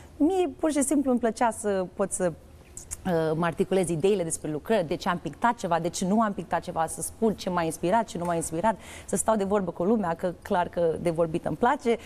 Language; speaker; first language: Romanian; early bilingual, heritage; Romanian